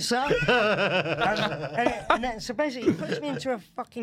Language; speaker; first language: English; native; English